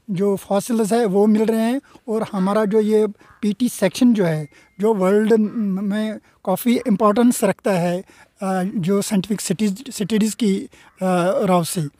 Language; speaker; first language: Urdu; non-native, local second language; Kashmiri